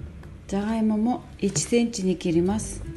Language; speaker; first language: Japanese; non-native, fluent; Mongolian